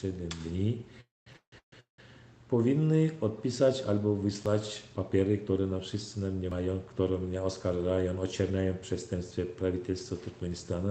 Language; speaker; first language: Polish; non-native, learner; Turkmen